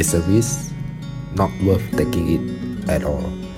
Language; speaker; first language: English; non-native, local second language; Chinese